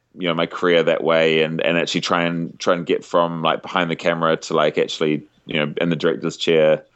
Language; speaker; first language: English; native; English